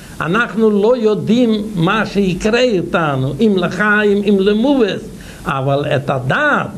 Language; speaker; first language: Hebrew; non-native, fluent; Yiddish